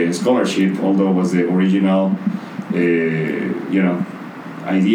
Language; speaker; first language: English; non-native, fluent; Spanish